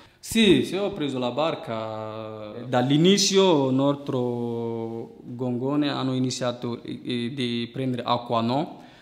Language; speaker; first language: Italian; non-native, learner; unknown